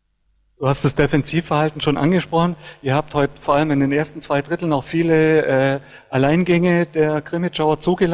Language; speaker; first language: German; native; German